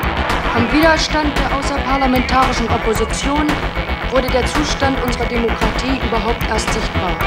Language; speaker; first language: German; native; German